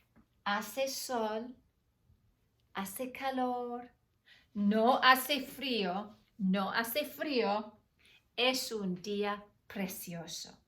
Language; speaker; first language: Spanish; non-native, fluent; English